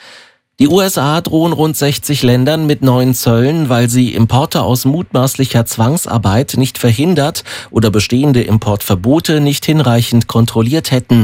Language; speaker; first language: German; native; German